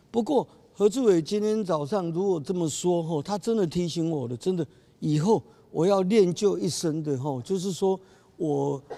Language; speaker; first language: Chinese; native; Chinese